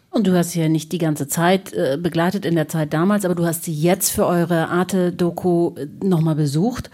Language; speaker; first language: German; native; German